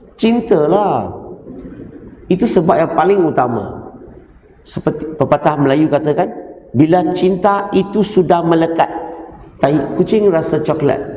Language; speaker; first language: Malay; non-native, local second language; Chinese